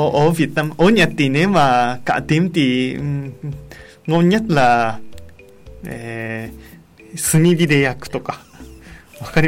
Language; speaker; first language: Vietnamese; non-native, learner; Japanese